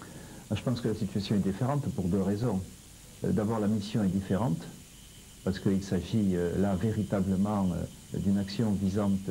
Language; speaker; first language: French; native; French